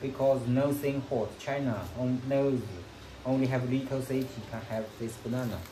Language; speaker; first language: English; non-native, learner; Chinese